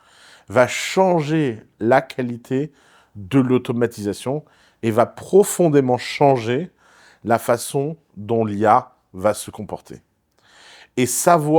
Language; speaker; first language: French; native; French